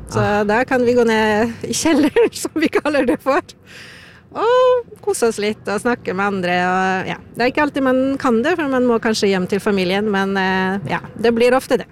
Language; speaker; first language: Norwegian; non-native, fluent; Polish